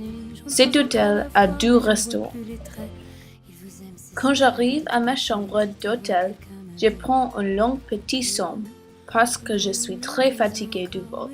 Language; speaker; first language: French; non-native, learner; English